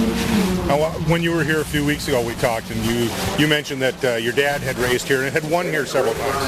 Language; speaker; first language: English; native; English